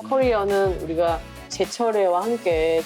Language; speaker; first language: Korean; native; Korean